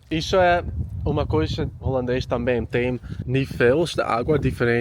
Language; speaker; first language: Portuguese; non-native, learner; Dutch